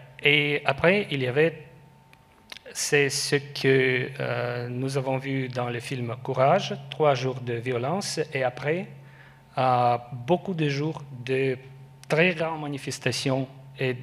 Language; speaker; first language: French; non-native, learner; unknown